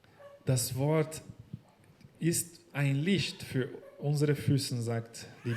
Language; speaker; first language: German; non-native, learner; Portuguese